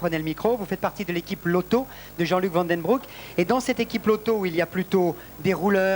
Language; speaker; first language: French; native; French